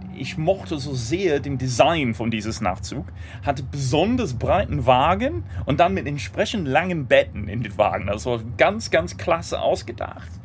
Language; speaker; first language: German; non-native, fluent; English